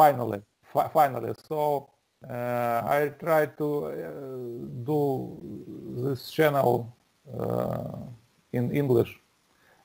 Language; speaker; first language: English; non-native, learner; Russian